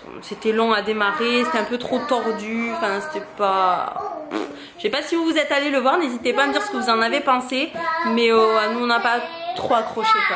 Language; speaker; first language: French; native; French